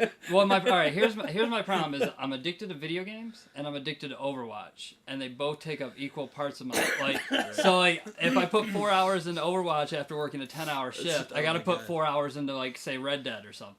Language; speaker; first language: English; native; English